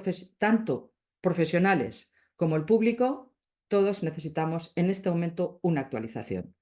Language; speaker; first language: Spanish; native; Spanish